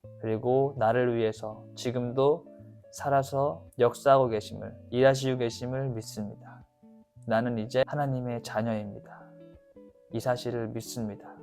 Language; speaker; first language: Korean; native; Korean